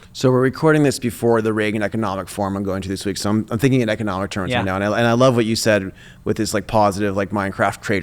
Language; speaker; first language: English; native; English